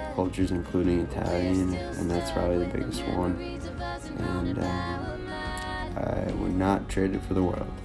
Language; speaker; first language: English; early bilingual, other home language; Italian